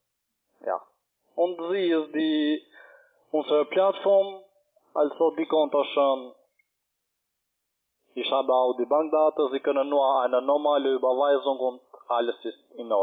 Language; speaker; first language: German; non-native, learner; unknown